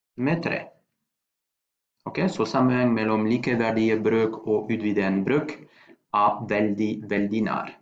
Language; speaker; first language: Norwegian; non-native, fluent; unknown